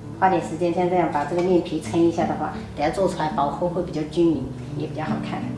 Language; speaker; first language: Chinese; native; Chinese